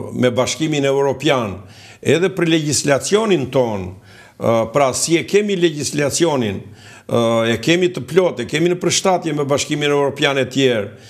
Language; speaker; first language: Albanian; native; Albanian